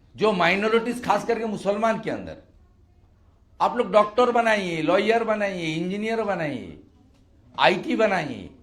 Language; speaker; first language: Hindi; non-native, local second language; Bangla